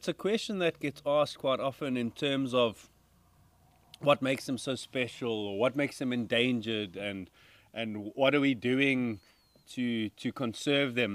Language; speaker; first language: English; native; English